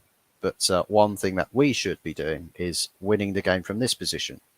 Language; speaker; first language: English; native; English